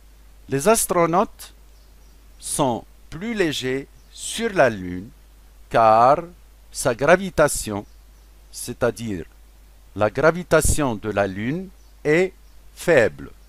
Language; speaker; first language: French; non-native, local second language; Arabic